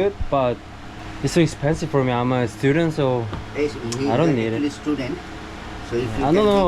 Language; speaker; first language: English; non-native, learner; Korean